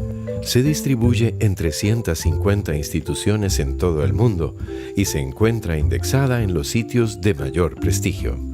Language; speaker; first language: Spanish; native; Spanish